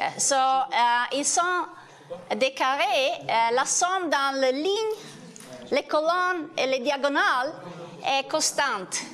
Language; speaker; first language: French; non-native, learner; Italian